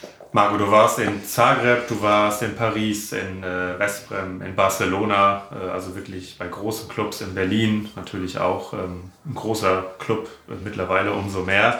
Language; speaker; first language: German; native; German